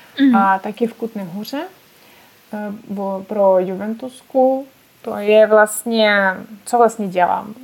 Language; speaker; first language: Czech; non-native, fluent; Russian